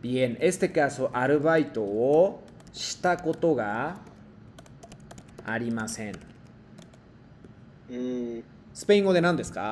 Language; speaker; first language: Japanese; non-native, fluent; Spanish